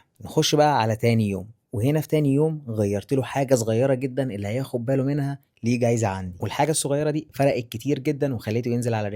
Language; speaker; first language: Arabic; native; Arabic